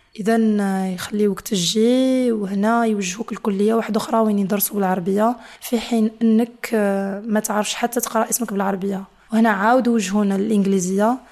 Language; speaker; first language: Arabic; non-native, fluent; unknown